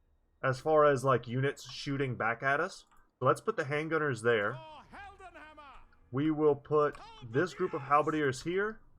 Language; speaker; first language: English; native; English